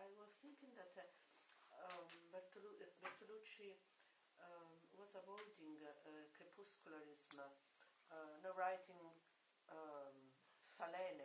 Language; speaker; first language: English; non-native, learner; Italian